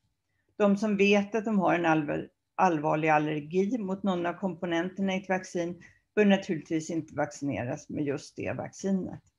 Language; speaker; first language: Swedish; native; Swedish